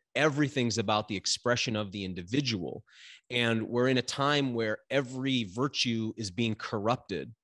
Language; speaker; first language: English; native; English